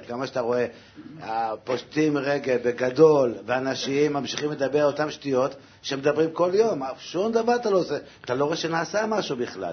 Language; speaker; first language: Hebrew; native; Hebrew